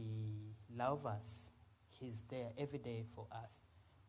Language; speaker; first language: English; non-native, fluent; Swahili